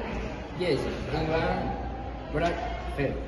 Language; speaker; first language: English; non-native, learner; Spanish